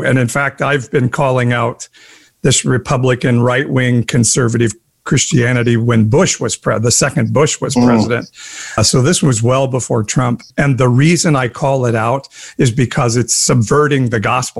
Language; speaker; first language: English; native; English